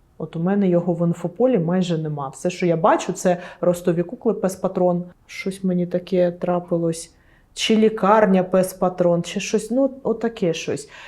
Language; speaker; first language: Ukrainian; non-native, local second language; Russian